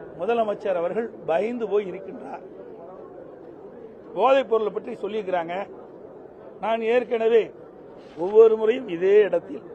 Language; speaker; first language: Tamil; native; Tamil